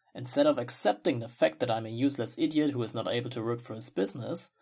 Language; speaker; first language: English; non-native, fluent; German